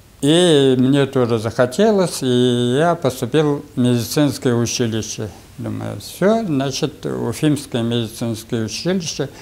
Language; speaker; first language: Russian; non-native, local second language; Bashkir